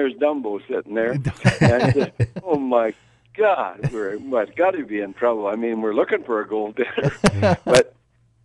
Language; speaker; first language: English; native; English